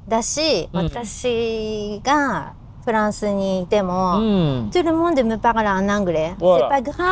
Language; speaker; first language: French; non-native, learner; Japanese